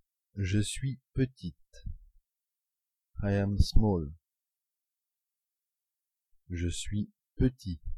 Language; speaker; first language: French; non-native, fluent; English